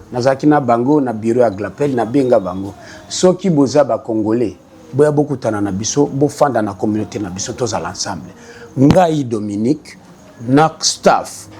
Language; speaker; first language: Lingala; non-native, local second language; Swahili